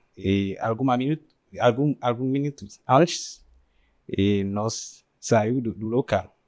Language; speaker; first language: Portuguese; non-native, learner; Haitian Creole